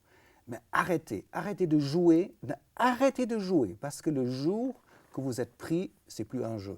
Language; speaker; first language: French; native; French